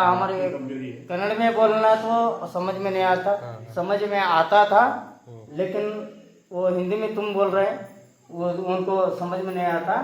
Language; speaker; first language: Hindi; non-native, local second language; Kannada